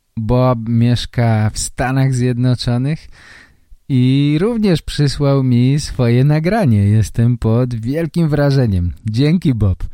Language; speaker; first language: Polish; native; Polish